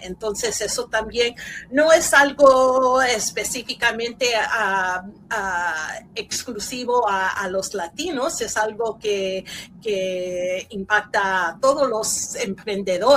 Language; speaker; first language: Spanish; early bilingual, heritage; Spanish